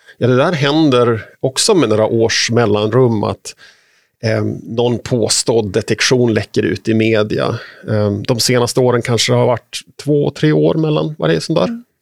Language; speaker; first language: Swedish; native; Swedish